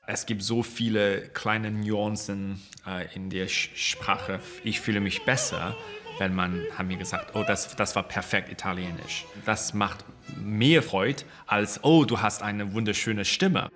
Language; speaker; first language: German; non-native, fluent; Chinese